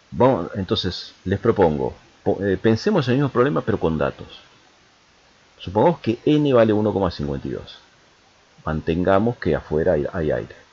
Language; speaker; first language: Spanish; native; Spanish